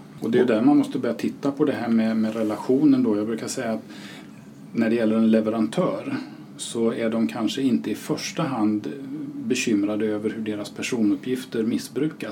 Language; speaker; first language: Swedish; native; Swedish